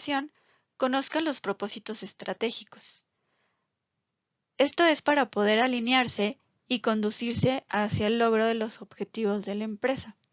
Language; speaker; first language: Spanish; native; Spanish